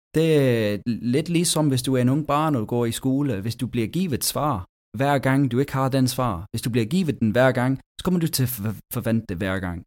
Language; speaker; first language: Danish; non-native, fluent; English